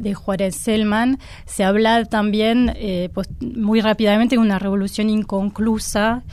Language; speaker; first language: Spanish; non-native, fluent; French